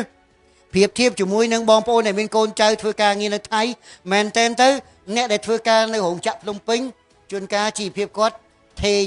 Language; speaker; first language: Khmer; native; Khmer